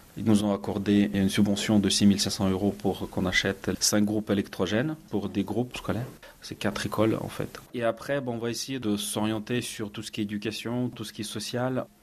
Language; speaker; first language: French; non-native, fluent; Ukrainian